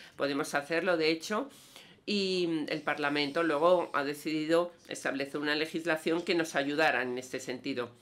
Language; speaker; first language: Spanish; non-native, fluent; Danish